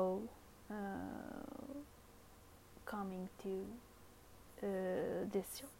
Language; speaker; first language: English; non-native, learner; Japanese